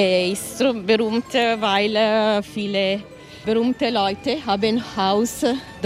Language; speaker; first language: German; non-native, learner; Italian